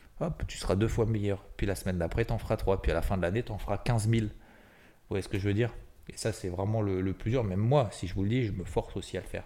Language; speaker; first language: French; native; French